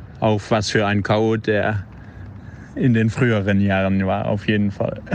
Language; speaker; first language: German; non-native, local second language; Luxembourgish